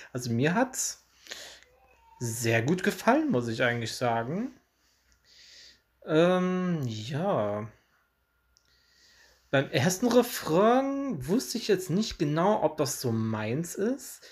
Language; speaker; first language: German; native; German